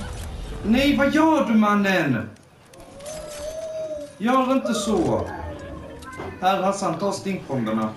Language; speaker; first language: Swedish; native; Swedish